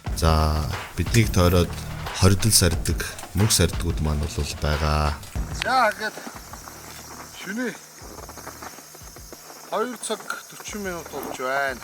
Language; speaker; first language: Mongolian; native; Mongolian